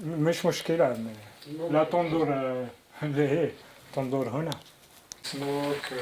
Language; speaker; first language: Arabic; early bilingual, heritage; Arabic